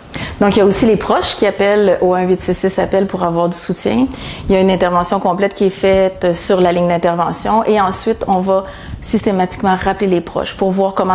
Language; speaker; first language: French; native; French